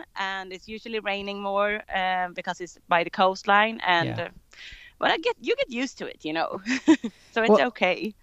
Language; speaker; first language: English; non-native, fluent; Swedish